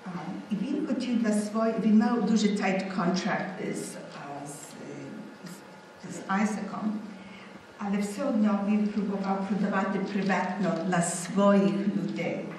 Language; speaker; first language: Ukrainian; early bilingual, heritage; Ukrainian